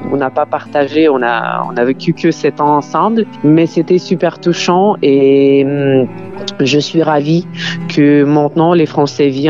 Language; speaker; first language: French; non-native, fluent; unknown